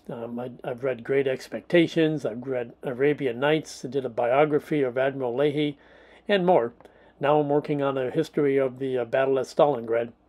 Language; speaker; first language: English; native; English